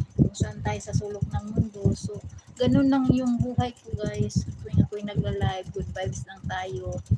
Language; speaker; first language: Filipino; non-native, local second language; Cebuano